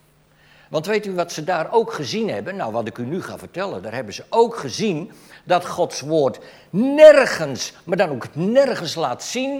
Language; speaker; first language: Dutch; native; Dutch